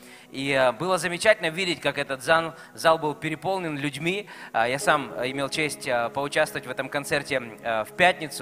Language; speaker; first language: Russian; native; Russian